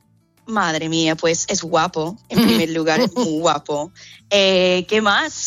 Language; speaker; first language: Spanish; non-native, fluent; English